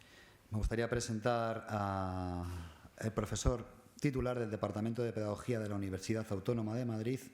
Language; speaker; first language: Spanish; native; Spanish